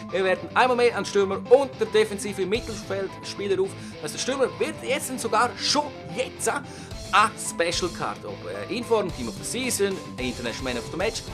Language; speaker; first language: German; native; German